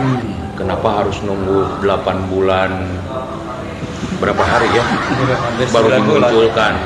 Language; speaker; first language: Indonesian; native; Indonesian